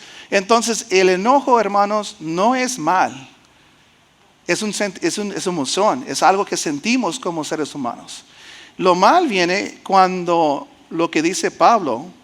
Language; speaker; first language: Spanish; early bilingual, heritage; Spanish